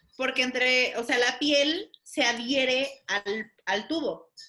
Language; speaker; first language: Spanish; native; Spanish